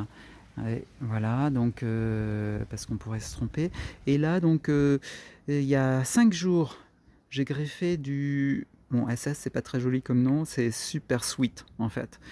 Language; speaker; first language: French; native; French